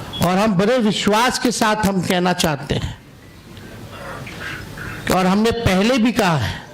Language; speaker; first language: Hindi; native; Hindi